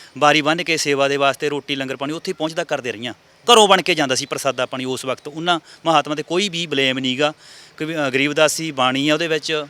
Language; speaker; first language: Punjabi; native; Punjabi